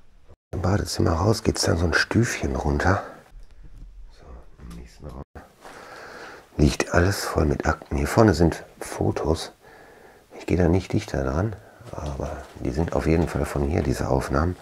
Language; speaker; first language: German; native; German